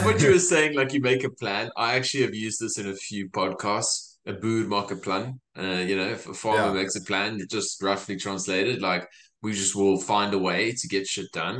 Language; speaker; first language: English; native; English